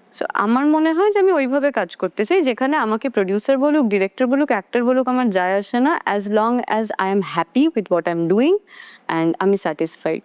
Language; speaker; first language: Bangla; non-native, local second language; Hindi